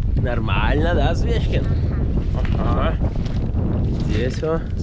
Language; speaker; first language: Russian; native; Russian